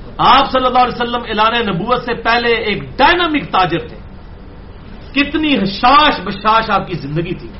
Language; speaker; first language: Urdu; non-native, local second language; Punjabi